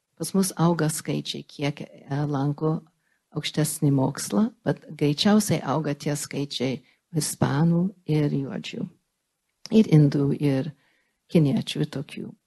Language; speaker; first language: Lithuanian; early bilingual, heritage; Lithuanian